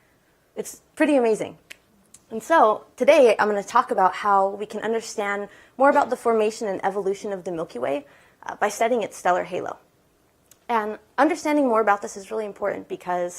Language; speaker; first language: English; native; English